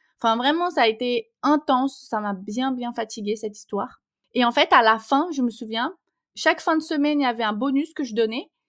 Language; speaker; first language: French; non-native, fluent; Portuguese